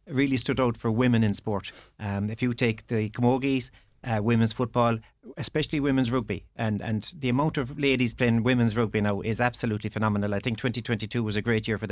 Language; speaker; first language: English; native; English